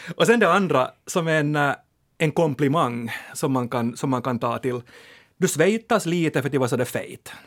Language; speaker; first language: Swedish; native; Swedish